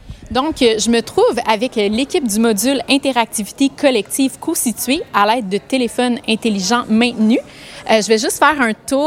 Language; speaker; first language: French; native; French